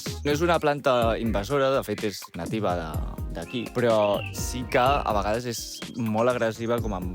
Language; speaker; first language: Catalan; native; Catalan